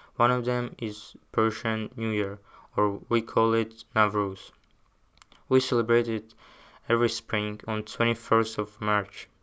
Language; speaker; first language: English; non-native, fluent; Uzbek